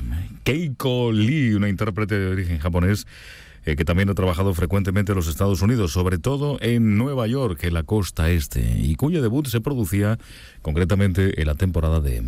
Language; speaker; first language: Spanish; native; Spanish